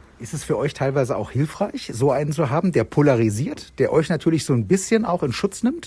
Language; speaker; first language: German; native; German